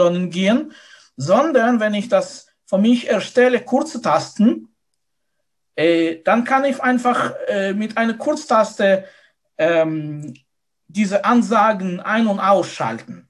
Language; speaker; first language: German; non-native, fluent; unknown